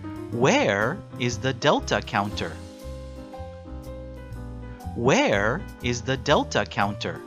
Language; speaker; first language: English; native; English